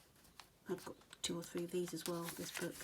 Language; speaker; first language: English; native; English